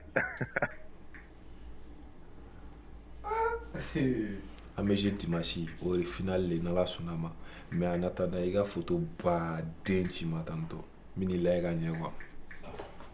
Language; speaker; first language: French; non-native, local second language; Bambara